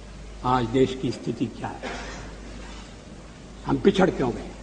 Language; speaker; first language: Hindi; native; Hindi